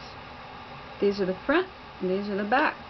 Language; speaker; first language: English; native; English